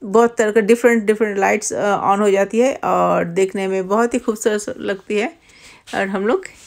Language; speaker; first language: Hindi; non-native, local second language; Bangla